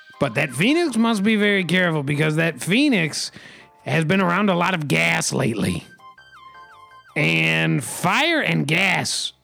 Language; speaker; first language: English; native; English